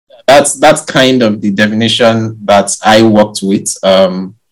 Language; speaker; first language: English; non-native, local second language; Yoruba